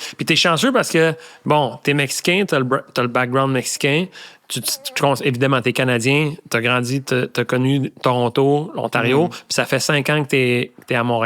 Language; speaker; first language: French; native; French